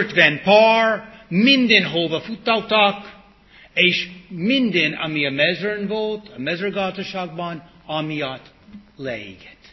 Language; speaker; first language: Hungarian; early bilingual, heritage; English